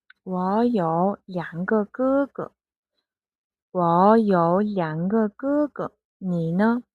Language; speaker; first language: Chinese; non-native, fluent; Mongolian